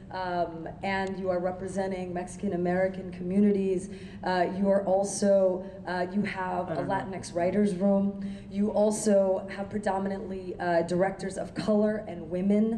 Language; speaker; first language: English; early bilingual, other home language; Urdu